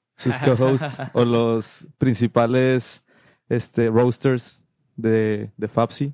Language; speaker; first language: Spanish; native; Spanish